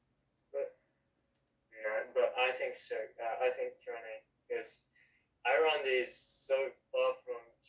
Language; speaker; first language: English; non-native, learner; Japanese